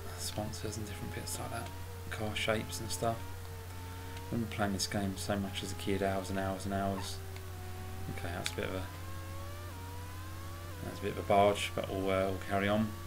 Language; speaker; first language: English; native; English